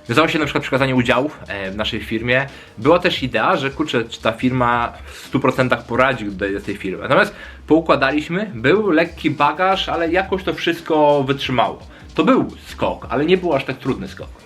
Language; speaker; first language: Polish; native; Polish